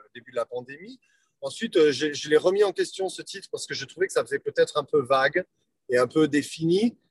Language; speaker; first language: French; native; French